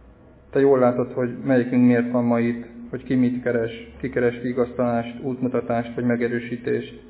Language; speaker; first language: Hungarian; native; Hungarian